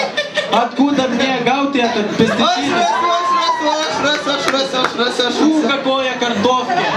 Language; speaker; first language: Russian; non-native, learner; Lithuanian